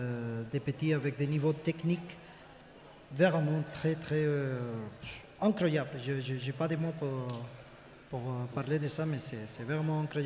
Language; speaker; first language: French; non-native, fluent; Spanish